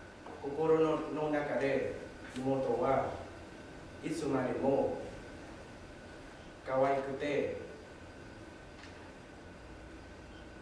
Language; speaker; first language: Japanese; non-native, learner; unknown